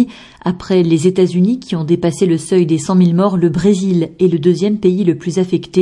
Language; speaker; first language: French; native; French